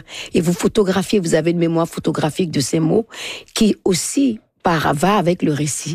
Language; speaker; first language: French; non-native, local second language; Fon